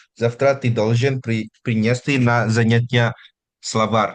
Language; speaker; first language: Russian; non-native, learner; Indonesian